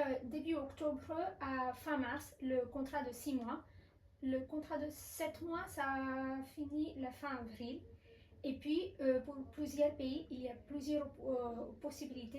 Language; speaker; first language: French; non-native, fluent; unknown